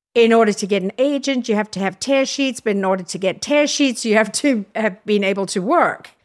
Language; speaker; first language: English; native; English